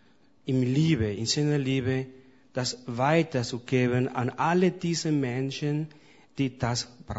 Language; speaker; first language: German; non-native, fluent; Spanish